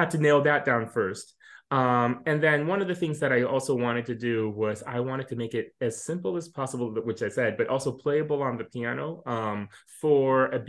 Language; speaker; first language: English; native; English